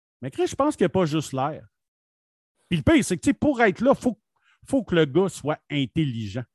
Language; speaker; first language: French; native; French